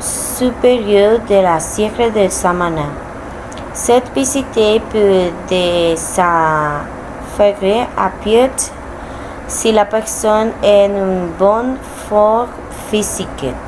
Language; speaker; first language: French; non-native, learner; Spanish